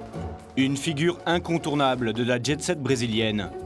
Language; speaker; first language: French; native; French